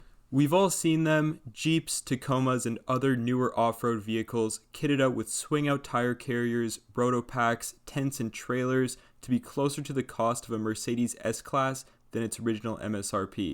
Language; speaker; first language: English; native; English